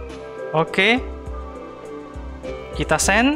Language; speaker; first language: English; non-native, local second language; Indonesian